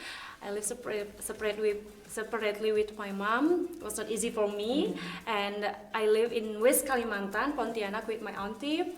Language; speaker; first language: English; non-native, learner; Indonesian